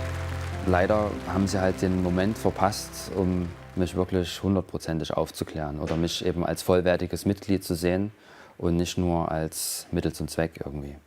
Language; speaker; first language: German; native; German